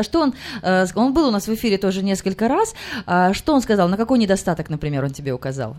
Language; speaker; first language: Russian; native; Russian